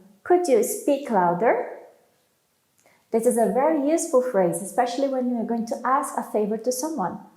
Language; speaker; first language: English; non-native, fluent; Portuguese